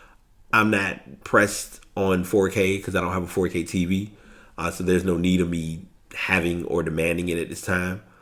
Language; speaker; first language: English; native; English